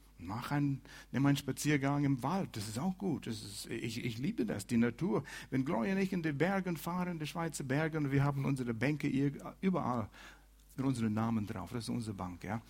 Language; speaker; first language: German; non-native, fluent; English